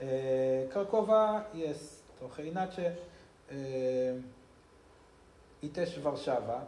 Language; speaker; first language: Polish; non-native, learner; Hebrew